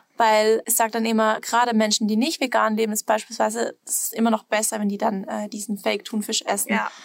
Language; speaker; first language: German; non-native, fluent; Swiss German